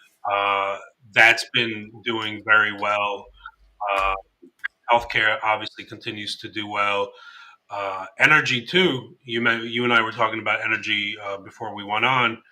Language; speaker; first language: English; native; English